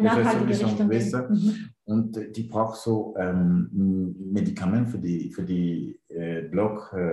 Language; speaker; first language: German; non-native, learner; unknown